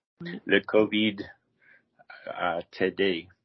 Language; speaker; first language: French; non-native, learner; English